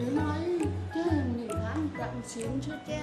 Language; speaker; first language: Chinese; non-native, learner; Vietnamese